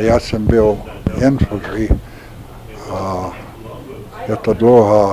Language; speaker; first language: Czech; early bilingual, heritage; Czech